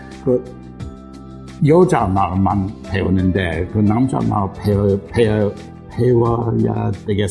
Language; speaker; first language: Korean; non-native, learner; English